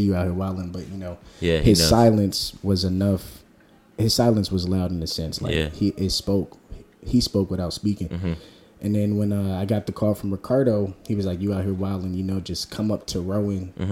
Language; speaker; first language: English; native; English